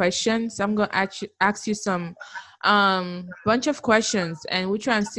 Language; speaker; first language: English; non-native, local second language; Igbo